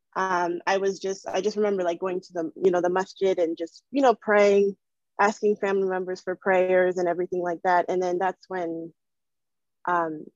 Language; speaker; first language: English; early bilingual, other home language; Wolof